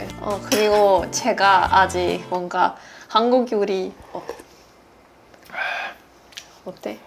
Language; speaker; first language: Korean; non-native, fluent; Swedish